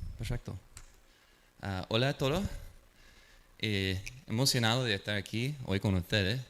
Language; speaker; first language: Spanish; non-native, learner; English